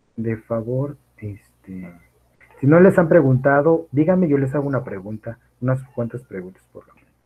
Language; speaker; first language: English; non-native, learner; Spanish